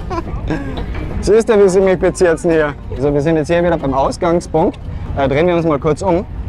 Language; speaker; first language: German; native; German